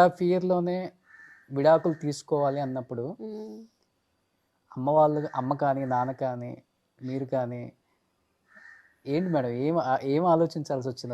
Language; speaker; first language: Telugu; native; Telugu